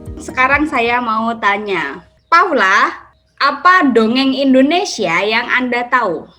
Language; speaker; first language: Indonesian; native; Indonesian